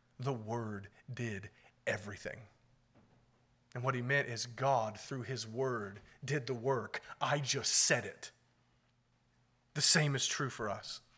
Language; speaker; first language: English; native; English